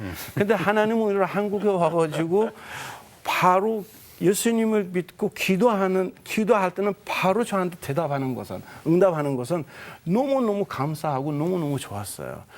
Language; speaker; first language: Korean; non-native, fluent; Persian